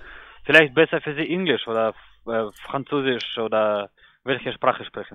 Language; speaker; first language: German; non-native, learner; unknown